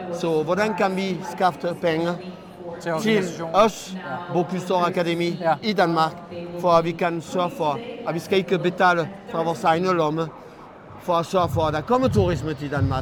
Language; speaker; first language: Danish; non-native, fluent; French